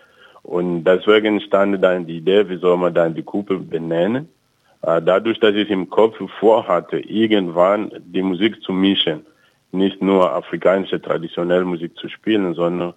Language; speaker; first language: German; non-native, fluent; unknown